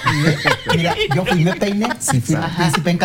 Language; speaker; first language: Spanish; native; Spanish